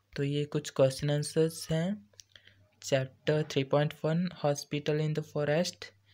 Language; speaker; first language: Hindi; native; Hindi